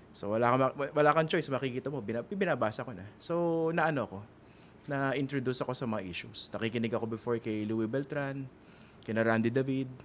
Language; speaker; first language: Filipino; native; Filipino